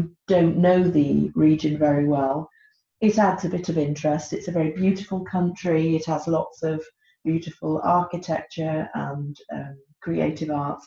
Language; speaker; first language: English; native; English